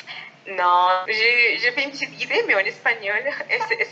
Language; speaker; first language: French; non-native, fluent; Spanish